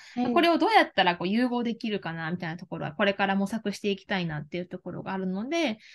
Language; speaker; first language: Japanese; native; Japanese